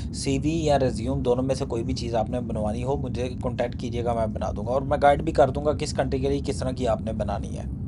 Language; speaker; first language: Urdu; non-native, local second language; Punjabi